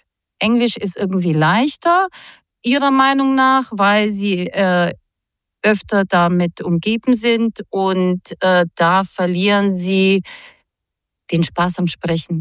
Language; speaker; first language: German; non-native, fluent; Croatian